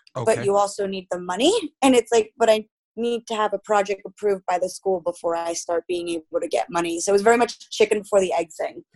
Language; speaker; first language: English; early bilingual, other home language; Spanish